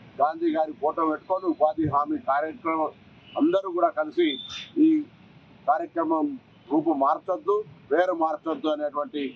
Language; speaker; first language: Telugu; native; Telugu